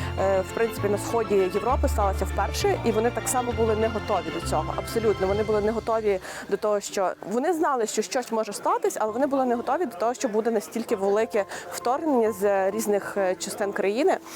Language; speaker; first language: Ukrainian; native; Ukrainian